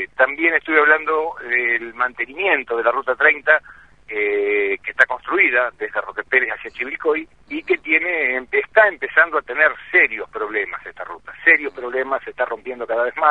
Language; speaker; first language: Spanish; native; Spanish